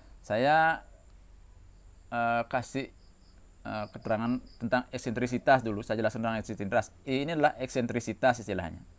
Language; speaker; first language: Indonesian; native; Indonesian